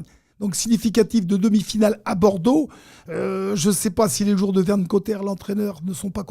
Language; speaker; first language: French; native; French